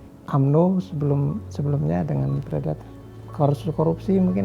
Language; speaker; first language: Indonesian; native; Indonesian